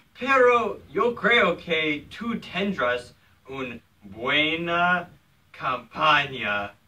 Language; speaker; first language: Spanish; non-native, learner; English